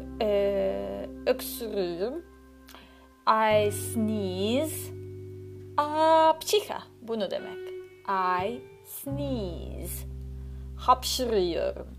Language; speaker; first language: Turkish; non-native, learner; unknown